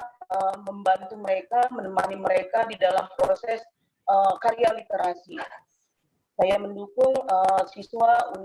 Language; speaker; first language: Indonesian; native; Indonesian